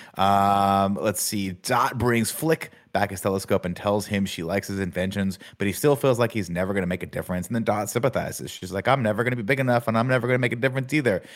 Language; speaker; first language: English; native; English